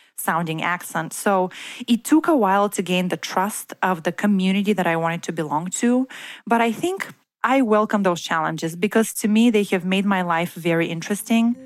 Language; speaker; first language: English; non-native, fluent; Bulgarian